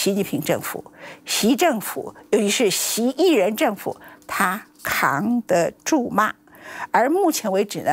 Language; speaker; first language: Chinese; native; Chinese